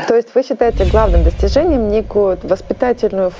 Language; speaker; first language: Russian; native; Russian